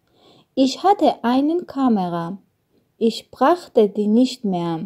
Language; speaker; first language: German; non-native, learner; Armenian